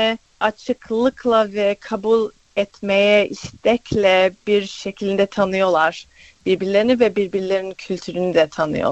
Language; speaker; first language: Turkish; early bilingual, other home language; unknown